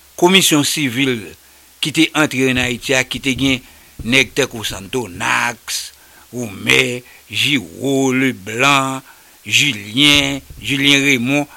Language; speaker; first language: French; native; French